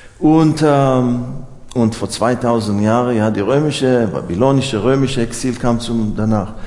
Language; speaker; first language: German; non-native, fluent; Hebrew